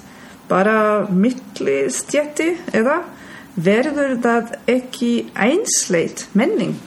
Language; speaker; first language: Icelandic; non-native, learner; German